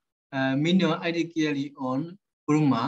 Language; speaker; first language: Finnish; non-native, learner; Burmese